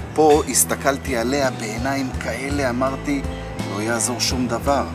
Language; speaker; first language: Hebrew; native; Hebrew